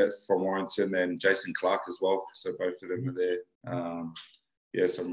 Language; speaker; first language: English; native; English